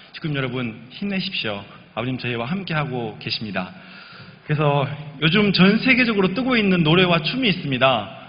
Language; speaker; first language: Korean; native; Korean